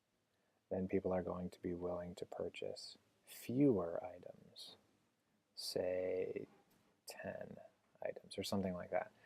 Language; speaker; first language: English; native; English